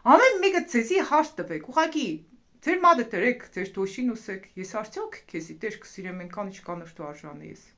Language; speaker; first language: Armenian; native; Armenian